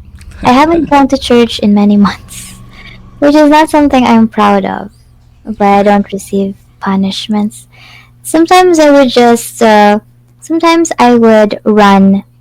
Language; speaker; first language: English; non-native, fluent; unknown